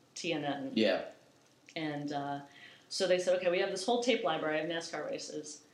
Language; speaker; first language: English; native; English